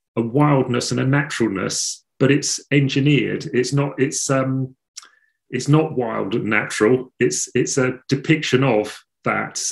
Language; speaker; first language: English; native; English